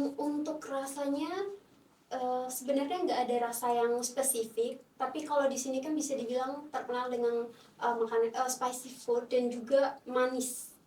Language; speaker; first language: Indonesian; non-native, fluent; Tetum